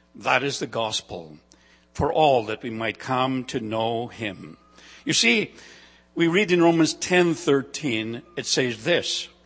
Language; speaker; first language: English; non-native, fluent; Ukrainian